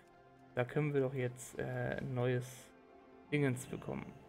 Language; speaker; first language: German; native; German